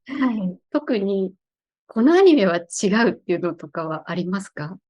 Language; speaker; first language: Japanese; native; Japanese